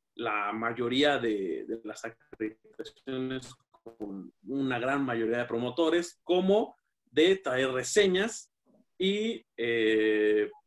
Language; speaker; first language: Spanish; native; Spanish